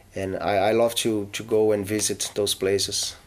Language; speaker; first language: English; non-native, fluent; Portuguese